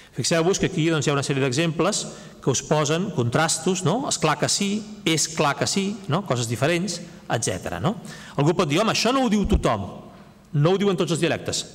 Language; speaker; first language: Catalan; native; Catalan